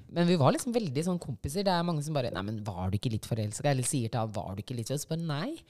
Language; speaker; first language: Norwegian; early bilingual, other home language; Shona